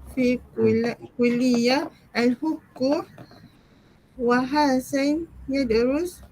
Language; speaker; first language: Arabic; non-native, learner; Malay